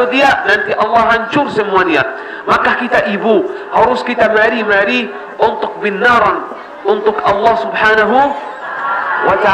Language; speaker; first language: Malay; non-native, learner; Arabic